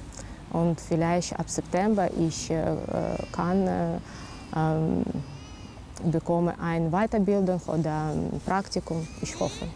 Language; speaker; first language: German; non-native, learner; Ukrainian